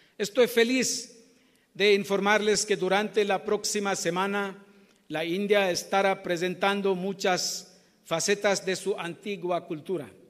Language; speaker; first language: Spanish; non-native, learner; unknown